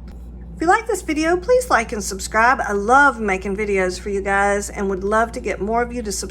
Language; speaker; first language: English; native; English